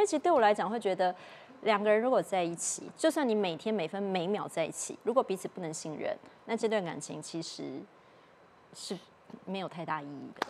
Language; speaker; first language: Chinese; native; Chinese